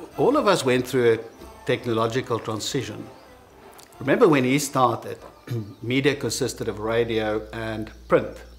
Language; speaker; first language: English; non-native, local second language; Afrikaans